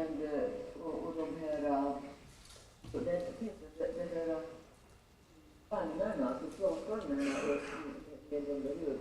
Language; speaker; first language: Swedish; non-native, fluent; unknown